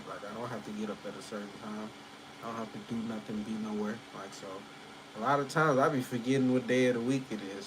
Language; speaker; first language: English; native; English